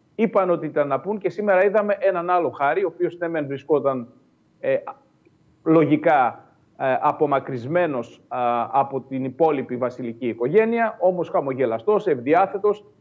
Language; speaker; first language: Greek; native; Greek